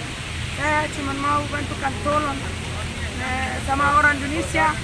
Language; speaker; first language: Indonesian; non-native, learner; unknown